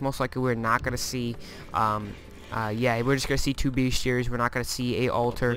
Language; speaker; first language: English; native; English